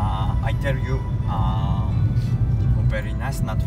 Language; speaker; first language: English; non-native, learner; Japanese